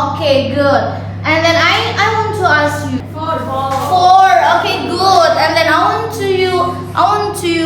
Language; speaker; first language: English; non-native, learner; Indonesian